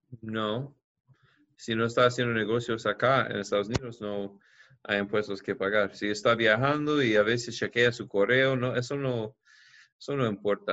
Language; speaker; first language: Spanish; non-native, fluent; English